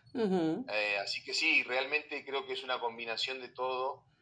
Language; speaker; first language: Spanish; native; Spanish